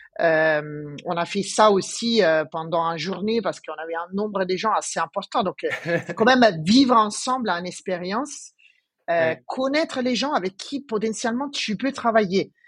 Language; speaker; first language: French; non-native, fluent; Italian